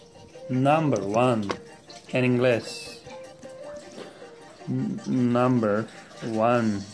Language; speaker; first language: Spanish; non-native, learner; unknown